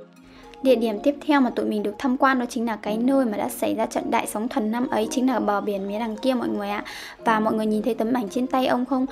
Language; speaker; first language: Vietnamese; native; Vietnamese